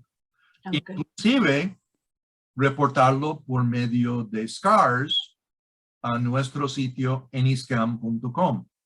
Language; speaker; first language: Spanish; non-native, fluent; English